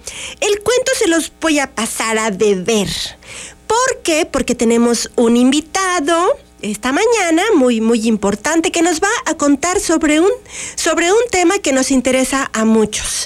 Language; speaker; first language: Spanish; native; Spanish